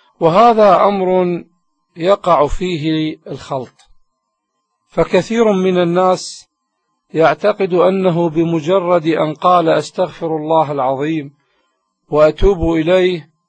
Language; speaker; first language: Arabic; native; Arabic